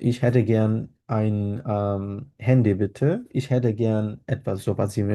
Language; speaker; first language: German; non-native, fluent; Bangla